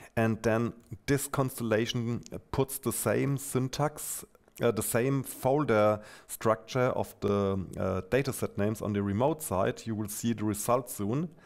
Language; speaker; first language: English; non-native, fluent; German